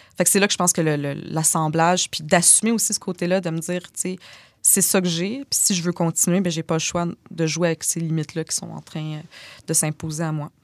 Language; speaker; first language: French; native; French